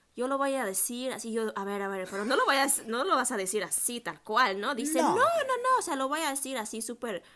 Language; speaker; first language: Spanish; non-native, fluent; German